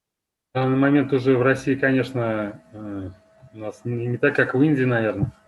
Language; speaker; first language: Russian; native; Russian